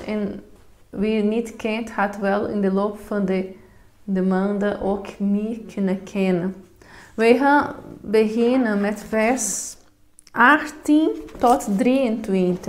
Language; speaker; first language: Dutch; non-native, fluent; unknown